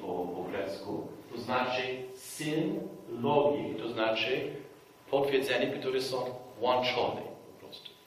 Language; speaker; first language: Polish; non-native, fluent; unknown